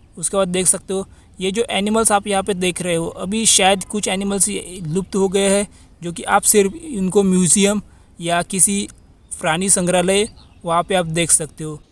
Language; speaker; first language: Hindi; non-native, local second language; Marathi